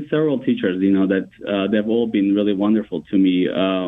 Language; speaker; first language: English; non-native, fluent; Armenian